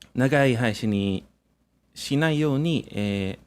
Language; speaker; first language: Japanese; non-native, fluent; English